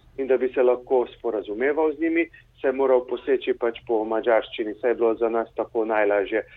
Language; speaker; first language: Slovenian; early bilingual, heritage; Slovenian